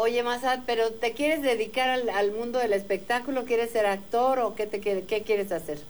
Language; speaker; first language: Spanish; native; Spanish